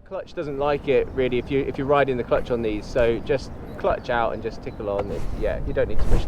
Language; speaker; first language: English; native; English